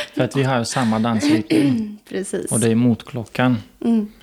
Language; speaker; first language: Swedish; non-native, fluent; Ukrainian